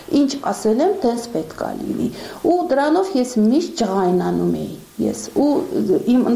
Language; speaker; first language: Armenian; non-native, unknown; Uzbek